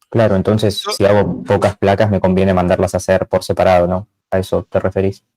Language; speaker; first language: Spanish; native; Spanish